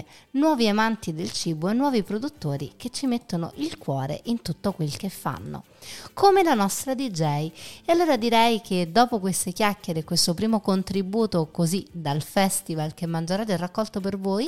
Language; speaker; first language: Italian; native; Italian